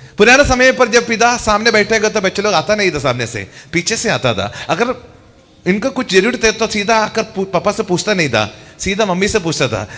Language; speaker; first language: Hindi; non-native, local second language; Malayalam